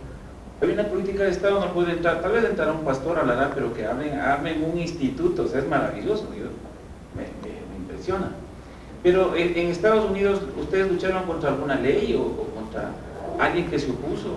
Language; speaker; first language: Spanish; native; Spanish